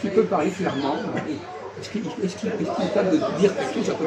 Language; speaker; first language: French; native; French